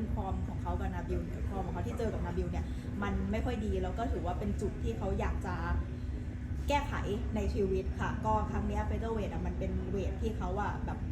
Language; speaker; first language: Thai; native; Thai